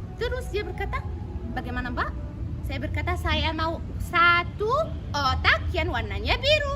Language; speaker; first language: Indonesian; non-native, fluent; Arabic